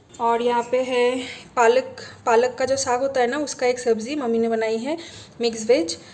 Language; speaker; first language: Hindi; non-native, local second language; Bangla